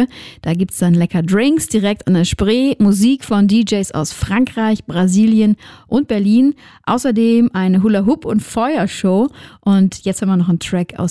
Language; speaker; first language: German; native; German